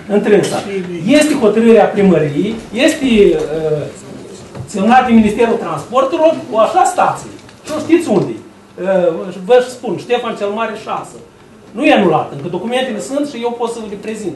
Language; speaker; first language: Romanian; native; Romanian